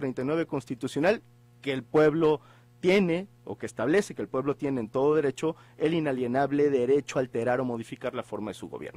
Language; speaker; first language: Spanish; native; Spanish